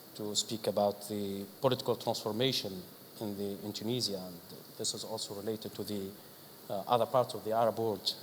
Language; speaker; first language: English; non-native, fluent; Arabic